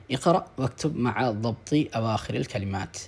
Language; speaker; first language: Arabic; non-native, fluent; Tamil